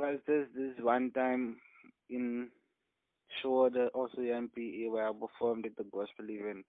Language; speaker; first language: English; non-native, local second language; Afrikaans